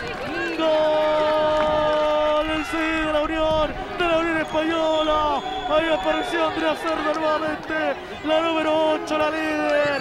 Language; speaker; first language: Spanish; native; Spanish